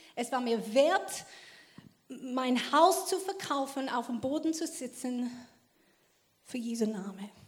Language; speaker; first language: German; non-native, fluent; English